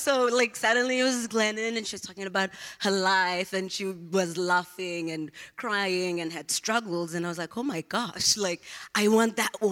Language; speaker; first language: English; non-native, local second language; Zulu